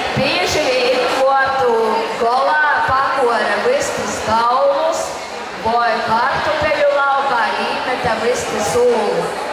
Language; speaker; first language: Latvian; native; Latvian